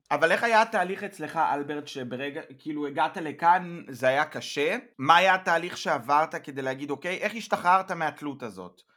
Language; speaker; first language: Hebrew; native; Hebrew